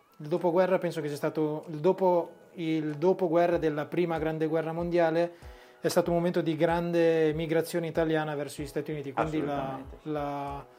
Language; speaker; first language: Italian; native; Italian